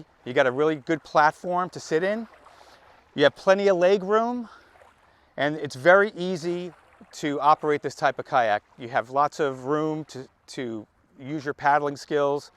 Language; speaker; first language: English; native; English